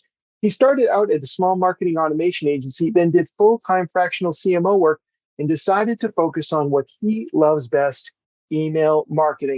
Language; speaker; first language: English; native; English